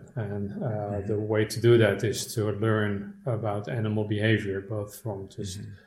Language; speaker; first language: English; non-native, fluent; Dutch